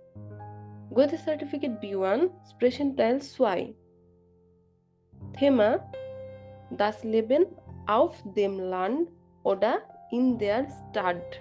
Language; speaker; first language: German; non-native, learner; Bangla